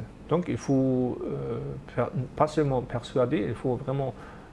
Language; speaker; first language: French; non-native, fluent; German